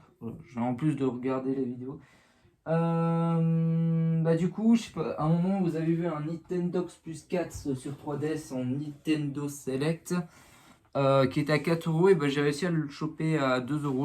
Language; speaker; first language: French; native; French